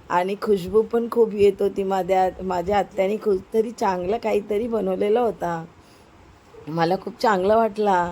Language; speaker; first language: Marathi; non-native, local second language; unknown